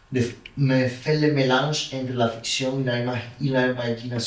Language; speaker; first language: French; non-native, learner; Spanish